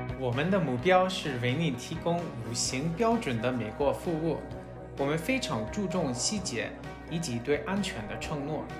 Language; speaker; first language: Chinese; non-native, fluent; English